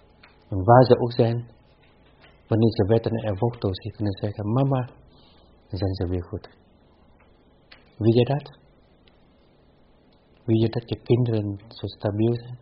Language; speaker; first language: Dutch; non-native, fluent; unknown